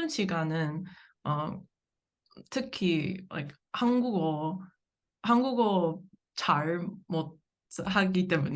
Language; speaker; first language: Korean; non-native, learner; English